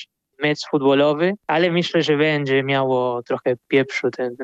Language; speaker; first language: Polish; early bilingual, heritage; Polish